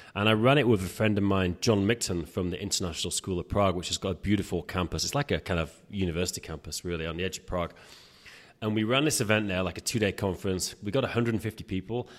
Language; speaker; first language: English; native; English